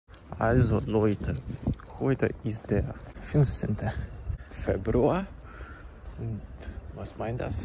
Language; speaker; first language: German; non-native, learner; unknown